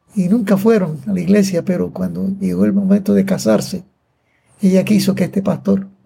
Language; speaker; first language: Spanish; native; Spanish